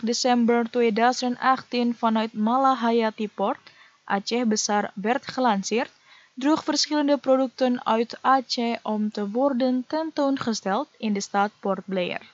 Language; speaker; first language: Dutch; non-native, fluent; Indonesian